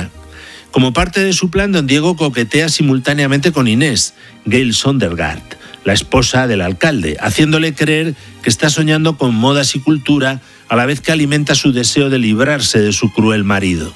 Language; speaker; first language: Spanish; native; Spanish